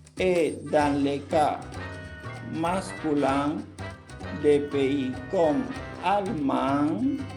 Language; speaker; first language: French; non-native, fluent; Portuguese